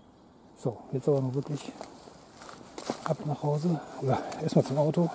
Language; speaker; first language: German; native; German